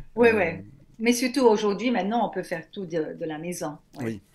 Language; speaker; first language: French; native; French